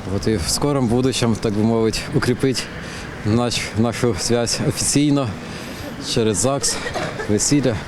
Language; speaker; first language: Ukrainian; native; Ukrainian